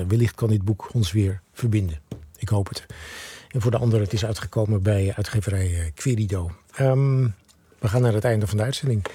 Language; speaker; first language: Dutch; native; Dutch